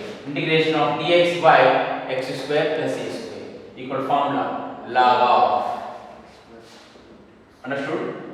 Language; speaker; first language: English; non-native, local second language; Kannada